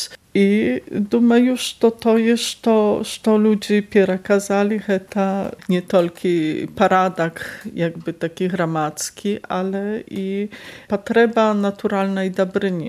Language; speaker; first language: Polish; non-native, local second language; Belarusian